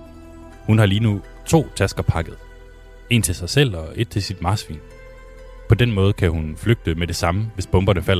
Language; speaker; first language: Danish; native; Danish